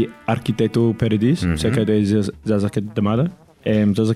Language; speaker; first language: Spanish; non-native, learner; English